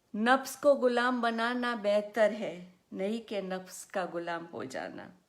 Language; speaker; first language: Hindi; non-native, local second language; Gujarati